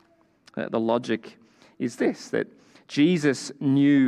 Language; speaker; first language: English; native; English